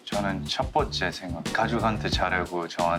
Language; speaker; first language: Korean; early bilingual, heritage; English